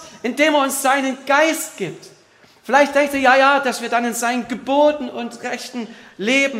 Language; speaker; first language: German; native; German